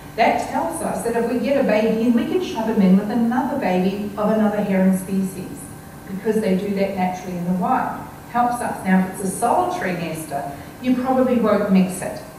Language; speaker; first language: English; native; English